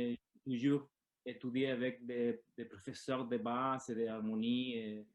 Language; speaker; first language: French; non-native, learner; Spanish